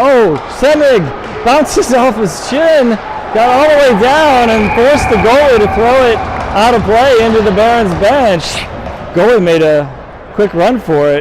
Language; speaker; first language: English; native; English